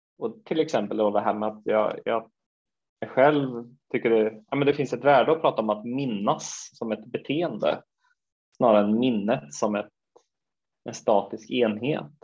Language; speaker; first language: Swedish; native; Swedish